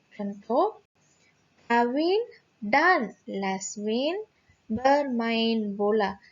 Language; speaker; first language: Malay; non-native, local second language; Tamil